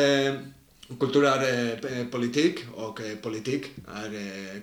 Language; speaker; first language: Swedish; non-native, learner; Basque